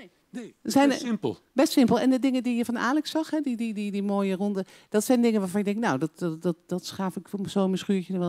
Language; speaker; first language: Dutch; native; Dutch